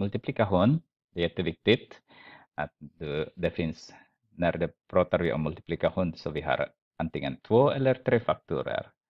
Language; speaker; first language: Swedish; non-native, fluent; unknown